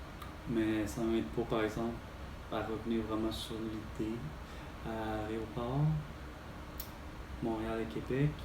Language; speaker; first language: French; native; French